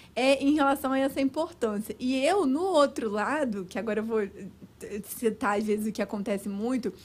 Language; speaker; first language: Portuguese; native; Portuguese